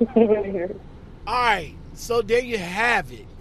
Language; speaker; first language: English; native; English